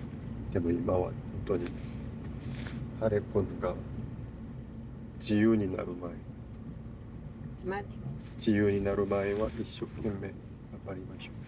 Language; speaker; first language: Japanese; non-native, fluent; Korean